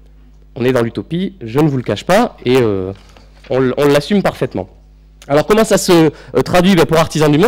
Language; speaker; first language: French; native; French